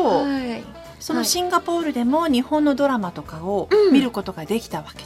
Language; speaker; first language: Japanese; native; Japanese